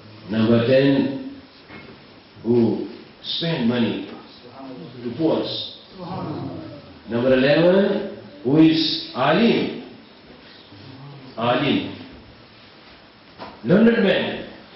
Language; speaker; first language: English; non-native, local second language; Punjabi